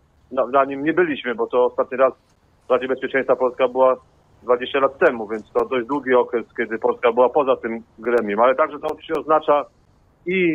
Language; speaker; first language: Polish; native; Polish